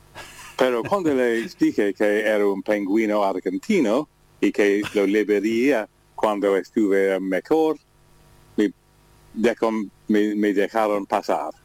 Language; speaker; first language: Spanish; non-native, learner; English